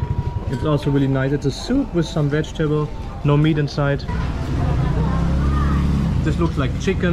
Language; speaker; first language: English; non-native, fluent; German